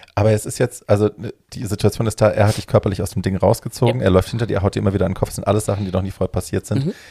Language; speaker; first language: German; native; German